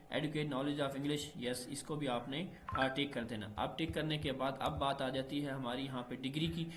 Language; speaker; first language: Urdu; native; Urdu